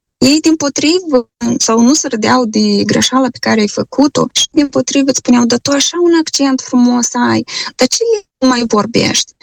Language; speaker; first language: Romanian; native; Romanian